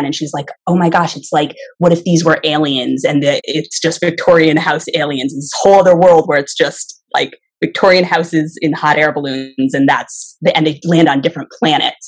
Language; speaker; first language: English; native; English